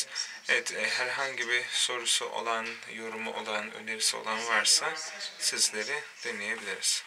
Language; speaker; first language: Turkish; native; Turkish